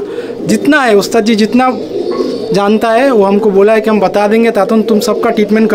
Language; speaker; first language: Hindi; non-native, local second language; Bangla